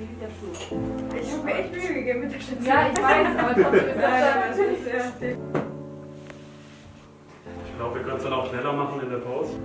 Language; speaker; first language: German; non-native, fluent; Vietnamese